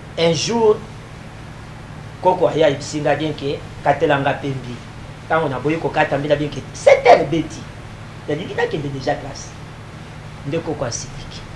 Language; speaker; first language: Lingala; non-native, local second language; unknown